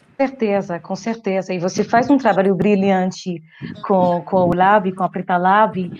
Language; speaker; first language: Portuguese; non-native, fluent; French